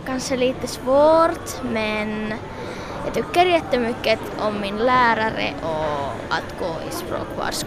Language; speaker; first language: Swedish; non-native, local second language; Finnish